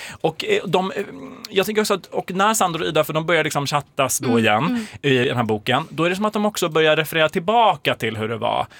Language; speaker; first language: Swedish; native; Swedish